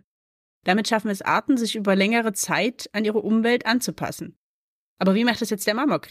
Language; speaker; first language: German; native; German